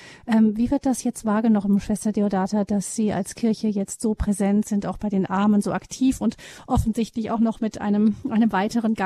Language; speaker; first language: German; native; German